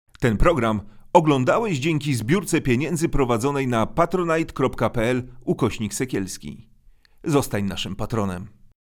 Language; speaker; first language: Polish; native; Polish